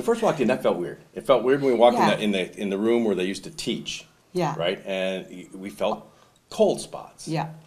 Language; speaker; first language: English; native; English